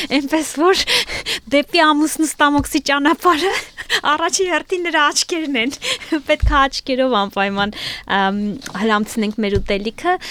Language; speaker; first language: Armenian; native; Armenian